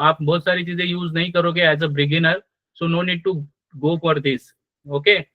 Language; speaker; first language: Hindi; non-native, local second language; Marathi